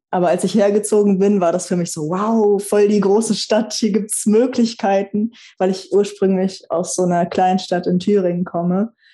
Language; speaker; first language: German; early bilingual, other home language; Russian